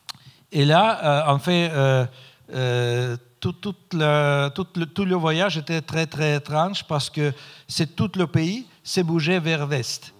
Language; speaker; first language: French; non-native, fluent; Russian